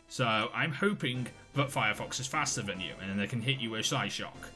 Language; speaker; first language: English; native; English